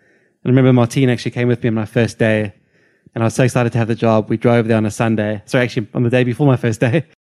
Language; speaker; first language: English; native; English